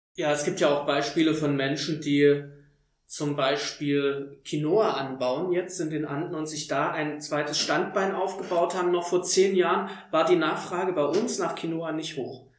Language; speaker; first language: German; native; German